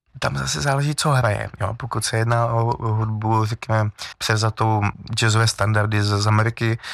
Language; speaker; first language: Czech; native; Czech